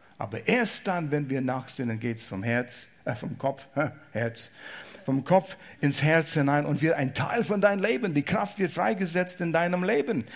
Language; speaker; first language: German; non-native, fluent; English